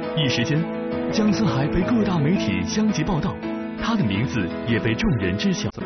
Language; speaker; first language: Chinese; native; Chinese